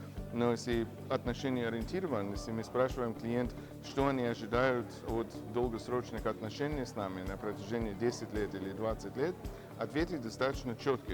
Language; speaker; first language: Russian; non-native, fluent; English